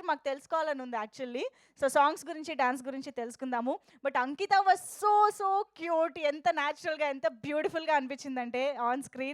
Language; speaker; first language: Telugu; native; Telugu